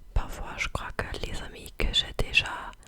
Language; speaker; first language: French; non-native, fluent; English